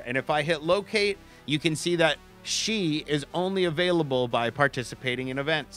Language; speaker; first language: English; native; English